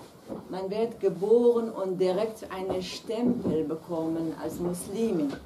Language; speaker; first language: German; non-native, fluent; Kurdish